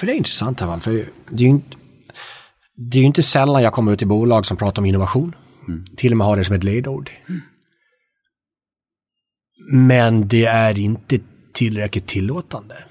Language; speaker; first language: Swedish; native; Swedish